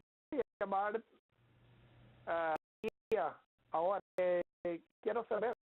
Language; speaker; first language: Spanish; non-native, learner; English